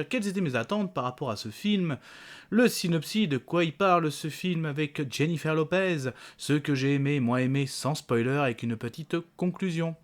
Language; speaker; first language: French; native; French